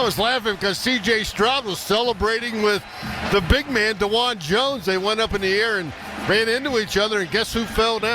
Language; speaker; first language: English; native; English